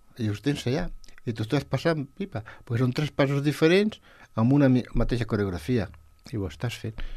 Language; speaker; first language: Catalan; non-native, local second language; Spanish